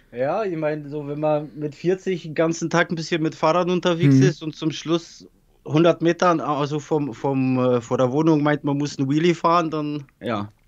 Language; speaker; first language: German; early bilingual, other home language; Polish